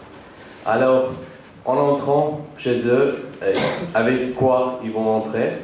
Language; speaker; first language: French; non-native, learner; Azerbaijani